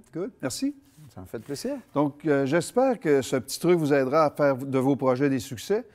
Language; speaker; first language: French; native; French